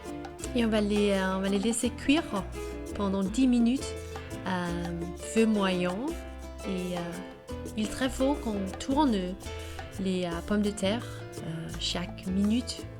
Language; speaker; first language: French; non-native, learner; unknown